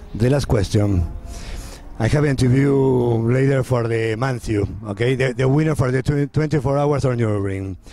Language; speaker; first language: English; non-native, learner; Spanish